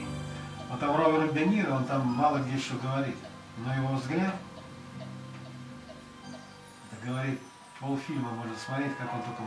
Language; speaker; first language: Russian; native; Russian